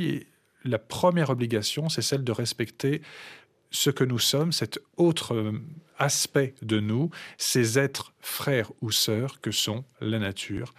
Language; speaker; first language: French; native; French